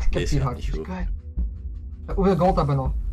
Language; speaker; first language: Dutch; native; Dutch